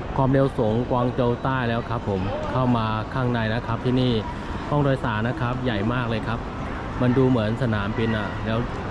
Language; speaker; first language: Thai; non-native, fluent; Chinese